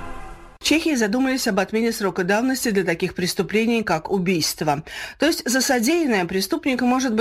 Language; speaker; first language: Russian; native; Russian